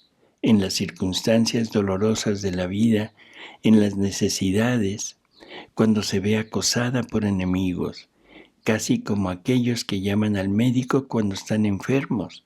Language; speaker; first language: Spanish; native; Spanish